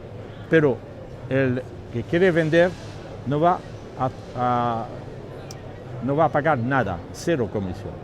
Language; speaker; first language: Spanish; non-native, learner; French